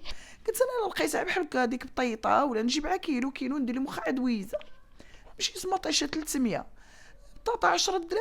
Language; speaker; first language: Arabic; native; Arabic